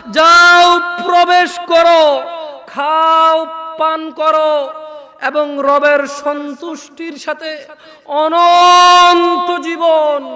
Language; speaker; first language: Bangla; early bilingual, heritage; Bangla